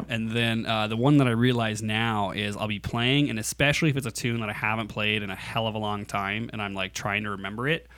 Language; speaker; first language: English; native; English